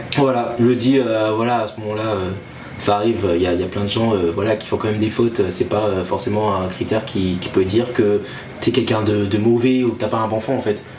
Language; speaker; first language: French; non-native, local second language; Malagasy